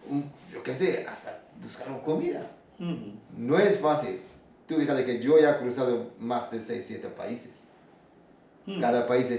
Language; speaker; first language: Spanish; non-native, learner; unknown